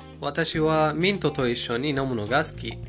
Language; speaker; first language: Japanese; non-native, learner; Persian